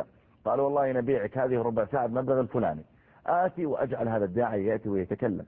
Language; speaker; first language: Arabic; native; Arabic